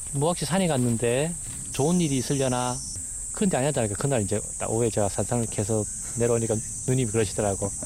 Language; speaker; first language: Korean; native; Korean